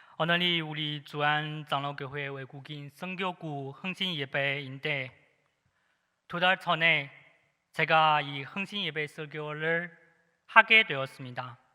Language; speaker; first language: Korean; non-native, fluent; Chinese